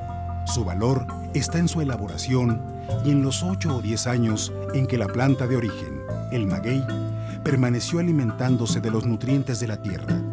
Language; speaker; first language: Spanish; native; Spanish